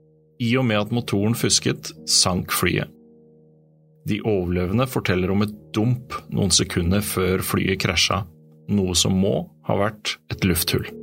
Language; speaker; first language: Norwegian; native; Norwegian